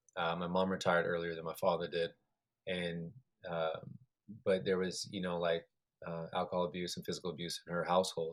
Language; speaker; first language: English; native; English